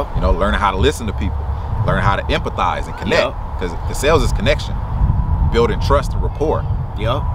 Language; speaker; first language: English; native; English